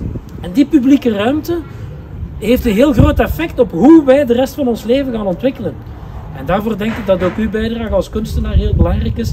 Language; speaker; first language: Dutch; native; Dutch